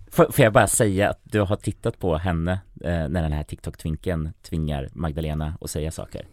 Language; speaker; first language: Swedish; native; Swedish